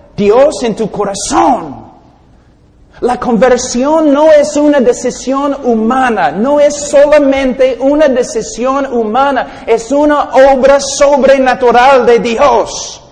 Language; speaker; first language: Spanish; non-native, fluent; English